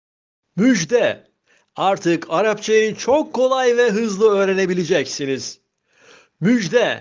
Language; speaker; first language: Turkish; native; Turkish